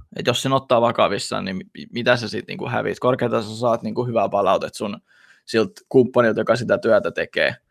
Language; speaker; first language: Finnish; early bilingual, other home language; Russian